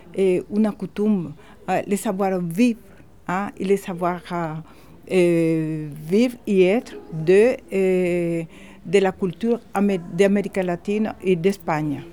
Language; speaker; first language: French; non-native, fluent; Spanish